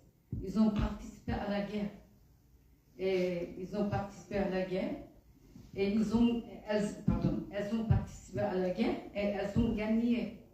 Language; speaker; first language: French; non-native, fluent; Kurdish